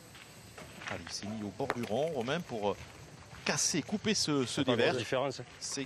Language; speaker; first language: French; native; French